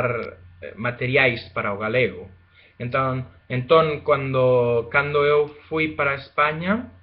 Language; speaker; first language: Portuguese; non-native, fluent; Spanish